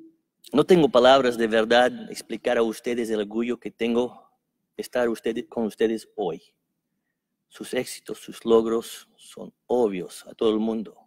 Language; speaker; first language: Spanish; non-native, fluent; English